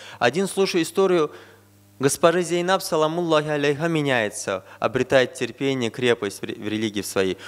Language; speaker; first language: Russian; non-native, fluent; Azerbaijani